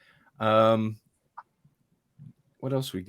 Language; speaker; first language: English; native; English